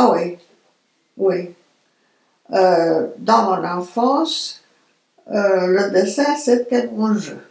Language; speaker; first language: French; non-native, fluent; Romanian